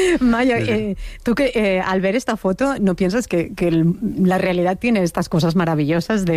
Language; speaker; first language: Spanish; native; Spanish